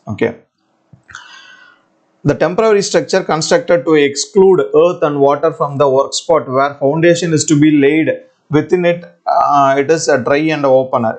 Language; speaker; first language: English; non-native, local second language; Tamil